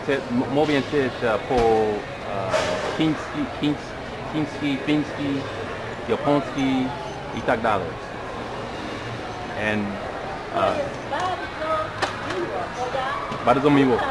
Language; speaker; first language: Polish; non-native, learner; English